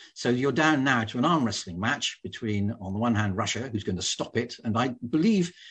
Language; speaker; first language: English; native; English